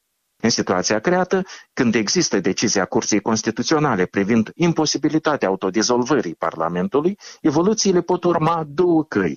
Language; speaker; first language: Romanian; native; Romanian